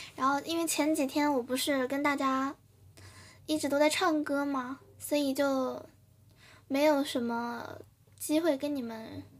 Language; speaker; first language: Chinese; early bilingual, heritage; Chinese